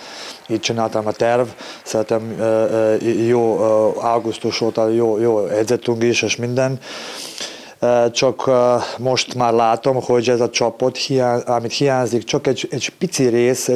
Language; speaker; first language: Hungarian; non-native, learner; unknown